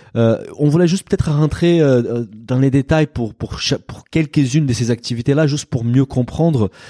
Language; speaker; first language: French; non-native, fluent; Portuguese